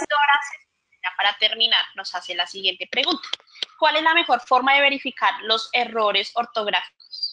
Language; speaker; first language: Spanish; native; Spanish